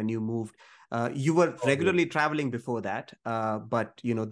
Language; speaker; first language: English; non-native, local second language; Malayalam